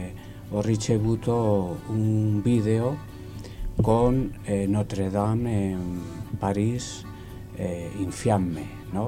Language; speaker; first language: Italian; non-native, learner; Spanish